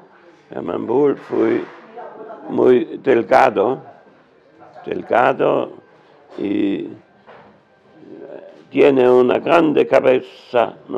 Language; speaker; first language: Spanish; non-native, learner; German